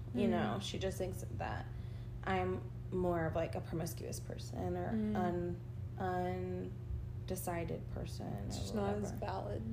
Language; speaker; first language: English; early bilingual, other home language; Spanish